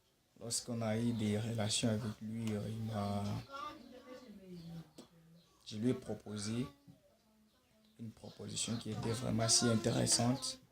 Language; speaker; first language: French; non-native, local second language; Swahili